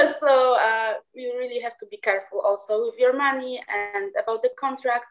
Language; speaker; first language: English; non-native, fluent; Polish